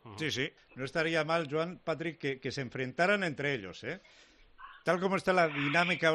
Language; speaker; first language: Spanish; native; Spanish